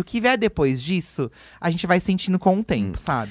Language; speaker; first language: Portuguese; native; Portuguese